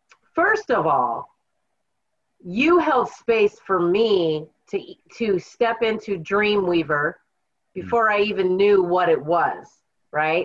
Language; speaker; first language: English; native; English